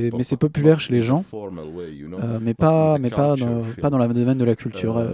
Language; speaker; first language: French; non-native, fluent; Arabic